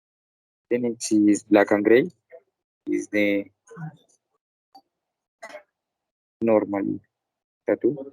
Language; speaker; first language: English; non-native, learner; Spanish